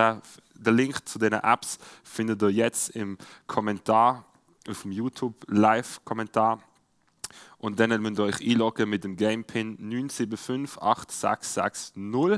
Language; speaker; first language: German; native; German